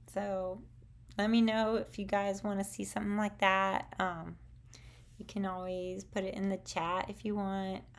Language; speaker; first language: English; native; English